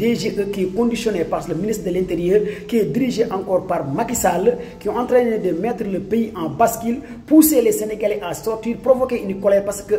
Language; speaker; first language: French; non-native, local second language; Wolof